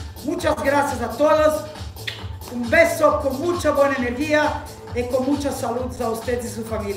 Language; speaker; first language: Spanish; non-native, fluent; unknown